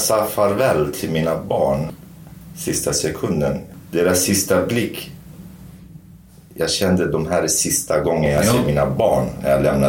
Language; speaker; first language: Swedish; non-native, fluent; Kurdish